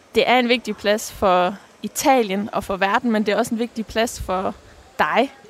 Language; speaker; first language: Danish; native; Danish